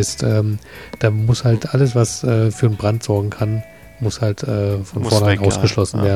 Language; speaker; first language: German; native; German